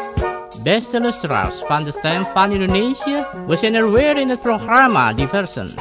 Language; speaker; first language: Dutch; non-native, learner; Indonesian